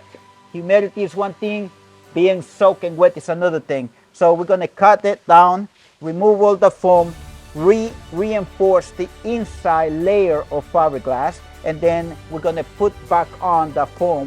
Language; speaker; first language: English; non-native, fluent; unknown